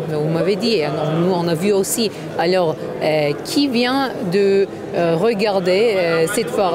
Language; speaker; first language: French; non-native, learner; Turkish